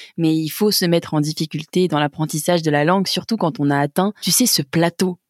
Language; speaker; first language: French; native; French